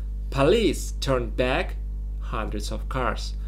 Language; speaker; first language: English; non-native, fluent; Russian